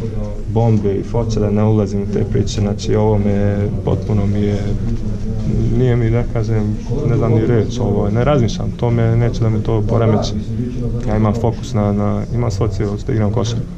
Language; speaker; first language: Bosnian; early bilingual, heritage; Croatian